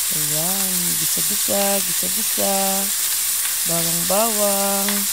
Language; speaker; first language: Filipino; non-native, local second language; Hiligaynon